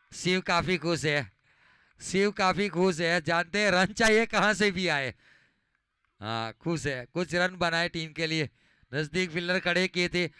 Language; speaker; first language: Hindi; non-native, local second language; Gujarati